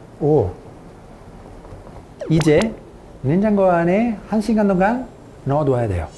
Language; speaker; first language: Korean; non-native, learner; Italian